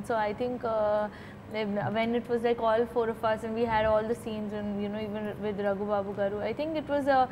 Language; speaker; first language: Telugu; non-native, learner; Hindi